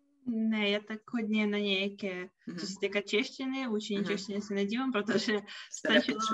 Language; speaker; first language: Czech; non-native, learner; Russian